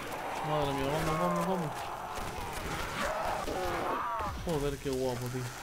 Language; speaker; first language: Spanish; native; Spanish